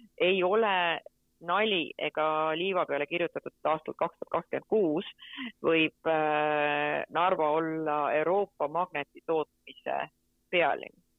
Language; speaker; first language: Estonian; native; Estonian